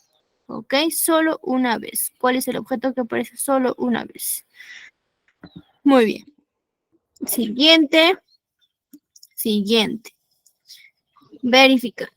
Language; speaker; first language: Spanish; native; Spanish